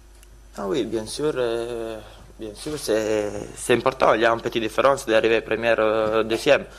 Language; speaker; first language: French; non-native, fluent; Italian